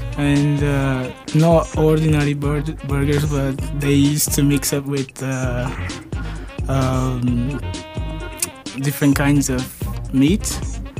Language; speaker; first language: English; non-native, fluent; Portuguese